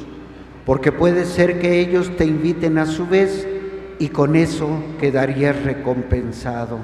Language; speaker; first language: Spanish; native; Spanish